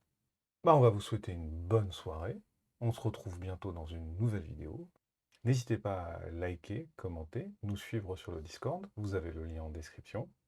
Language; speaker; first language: French; native; French